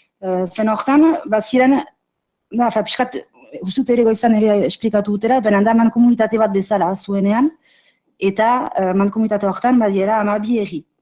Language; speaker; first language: Basque; native; Basque